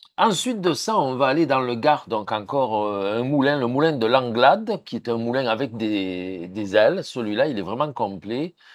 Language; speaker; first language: French; native; French